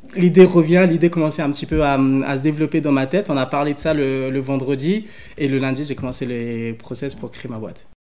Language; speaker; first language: French; early bilingual, other home language; English